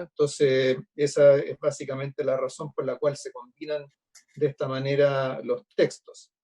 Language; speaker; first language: Spanish; native; Spanish